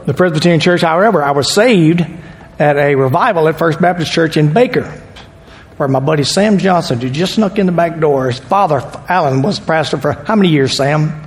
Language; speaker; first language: English; native; English